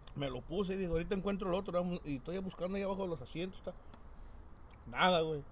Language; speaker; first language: Spanish; early bilingual, heritage; Spanish